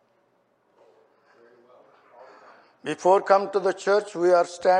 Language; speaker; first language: English; non-native, local second language; Telugu